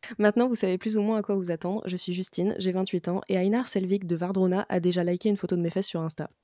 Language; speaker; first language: French; native; French